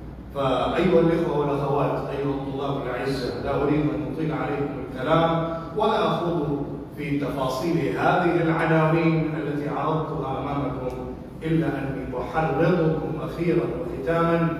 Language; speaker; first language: Arabic; non-native, fluent; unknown